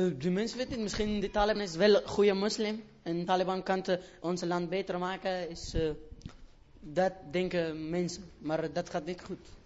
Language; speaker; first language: Dutch; non-native, learner; Persian